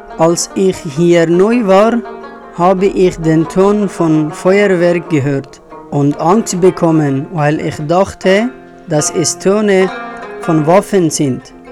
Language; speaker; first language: German; non-native, fluent; Persian